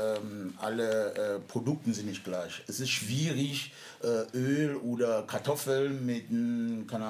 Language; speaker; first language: German; non-native, fluent; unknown